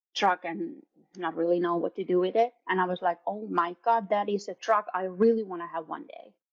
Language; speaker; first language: English; non-native, fluent; Finnish